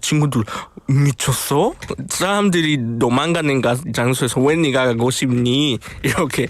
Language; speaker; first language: Korean; non-native, fluent; Spanish